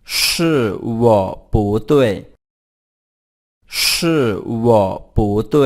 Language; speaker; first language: Chinese; non-native, fluent; Thai